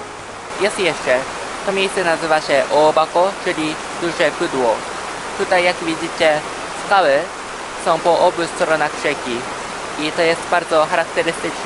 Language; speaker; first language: Polish; early bilingual, heritage; Polish